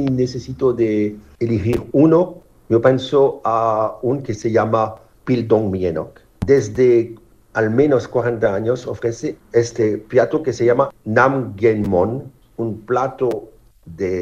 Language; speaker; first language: Spanish; non-native, learner; French